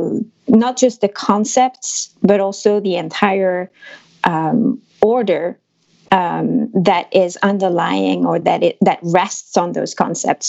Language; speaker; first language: English; non-native, fluent; French